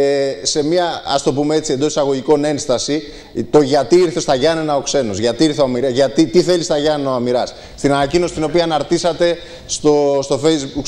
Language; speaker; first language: Greek; native; Greek